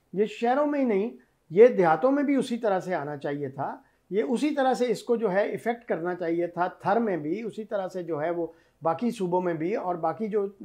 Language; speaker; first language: Urdu; non-native, local second language; Punjabi